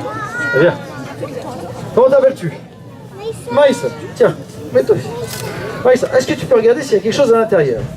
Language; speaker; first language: French; native; French